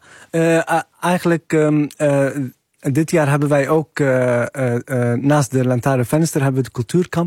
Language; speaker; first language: Dutch; non-native, fluent; Arabic